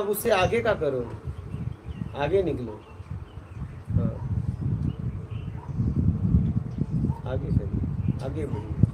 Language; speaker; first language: Hindi; native; Hindi